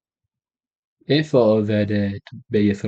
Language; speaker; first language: Hebrew; early bilingual, heritage; English